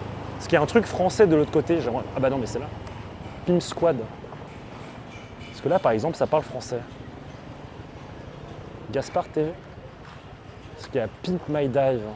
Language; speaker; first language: French; native; French